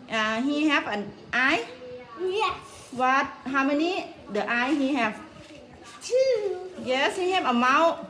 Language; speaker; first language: English; non-native, learner; Thai